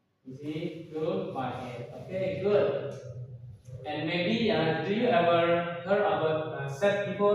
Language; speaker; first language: English; non-native, learner; Indonesian